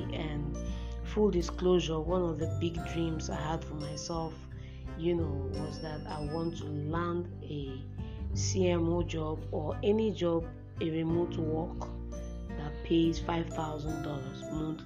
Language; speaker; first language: English; non-native, local second language; Igbo